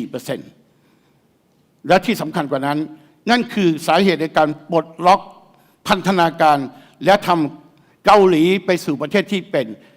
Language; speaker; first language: Thai; native; Thai